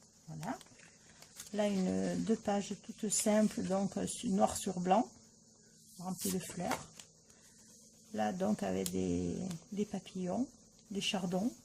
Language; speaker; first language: French; native; French